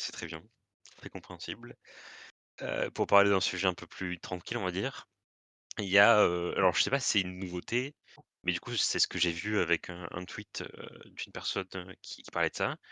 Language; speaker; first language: French; native; French